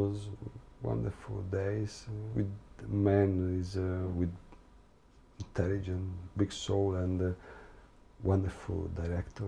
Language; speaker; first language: English; non-native, learner; Italian